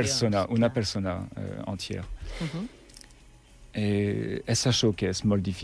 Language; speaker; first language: Catalan; non-native, learner; French